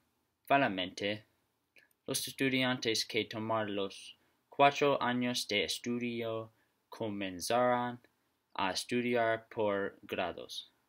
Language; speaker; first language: Spanish; non-native, learner; English